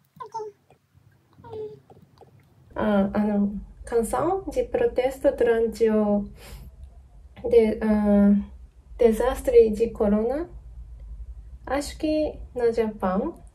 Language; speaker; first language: Portuguese; non-native, learner; Japanese